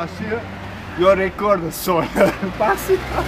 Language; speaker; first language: Spanish; non-native, learner; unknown